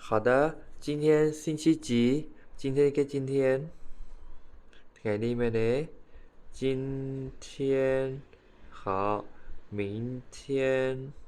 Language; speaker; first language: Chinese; non-native, fluent; Khmer